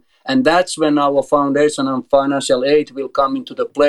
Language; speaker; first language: English; non-native, fluent; Finnish